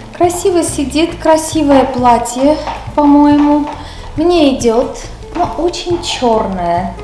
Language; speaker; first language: Russian; non-native, local second language; Armenian